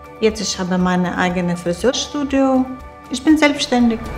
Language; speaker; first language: German; non-native, learner; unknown